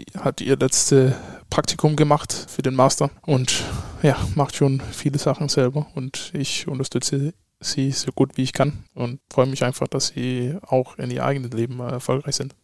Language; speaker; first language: German; non-native, fluent; Danish